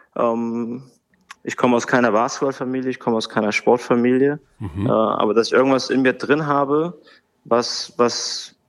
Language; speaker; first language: German; native; German